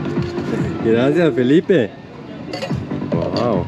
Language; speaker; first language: Spanish; non-native, learner; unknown